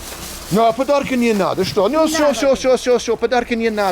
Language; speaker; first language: Russian; non-native, learner; English